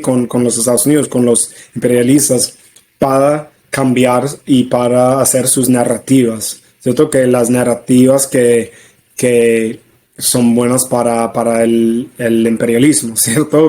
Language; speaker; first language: Spanish; non-native, fluent; English